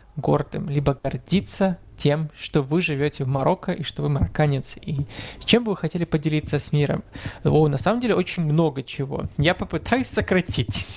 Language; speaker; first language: Russian; non-native, fluent; Arabic